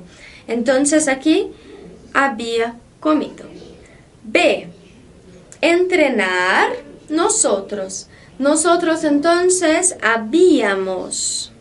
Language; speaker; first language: Spanish; non-native, fluent; Portuguese